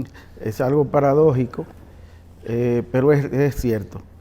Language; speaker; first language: Spanish; native; Spanish